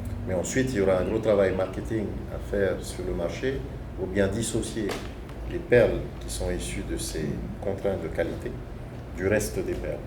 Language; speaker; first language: French; native; French